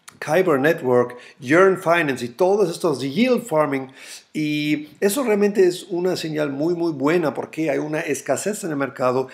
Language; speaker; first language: Spanish; non-native, fluent; German